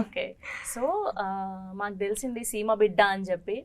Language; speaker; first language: Telugu; native; Telugu